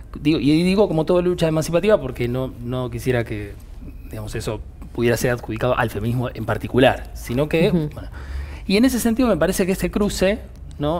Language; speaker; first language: Spanish; native; Spanish